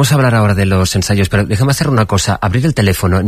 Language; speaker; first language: Spanish; native; Spanish